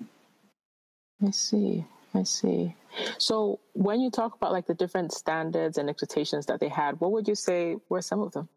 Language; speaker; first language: English; non-native, local second language; Akan